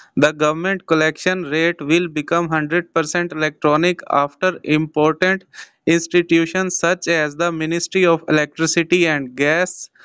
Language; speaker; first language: English; non-native, local second language; Urdu